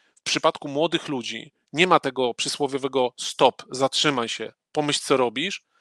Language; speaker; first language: Polish; native; Polish